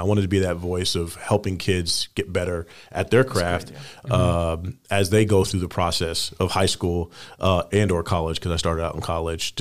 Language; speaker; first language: English; native; English